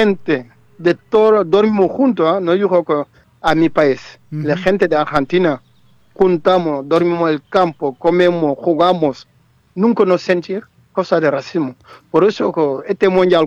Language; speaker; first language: Spanish; non-native, learner; Wolof